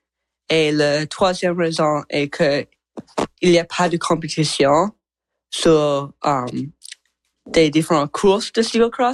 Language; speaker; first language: French; non-native, learner; English